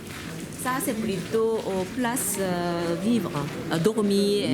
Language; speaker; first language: French; non-native, learner; Korean